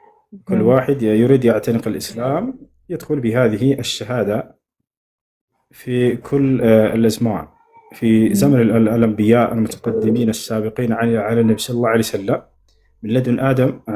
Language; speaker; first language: Arabic; non-native, fluent; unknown